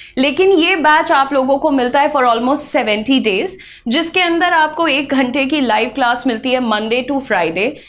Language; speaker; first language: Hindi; native; Hindi